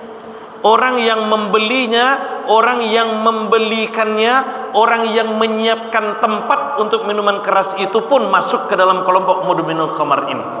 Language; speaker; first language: Indonesian; native; Indonesian